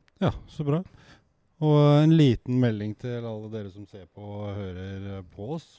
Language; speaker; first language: Norwegian; native; Norwegian